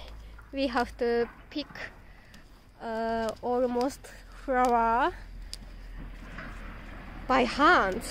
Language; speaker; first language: English; non-native, learner; Japanese